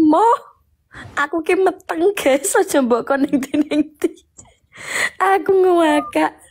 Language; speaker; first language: Vietnamese; non-native, learner; Javanese